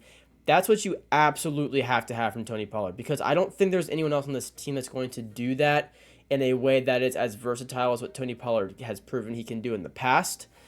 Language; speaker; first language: English; native; English